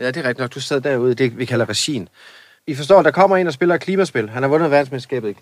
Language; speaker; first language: Danish; native; Danish